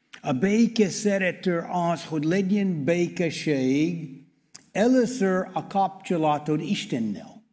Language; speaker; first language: Hungarian; non-native, learner; English